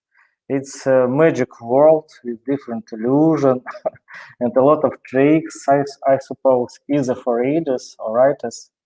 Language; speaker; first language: English; non-native, learner; Russian